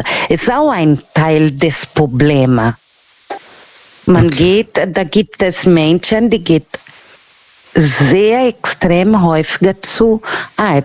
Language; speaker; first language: German; non-native, fluent; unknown